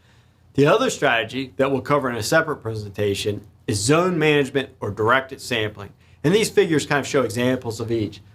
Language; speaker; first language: English; native; English